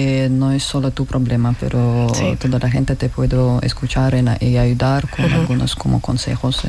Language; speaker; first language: Spanish; non-native, fluent; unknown